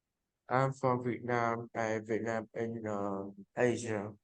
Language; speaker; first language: English; non-native, learner; Vietnamese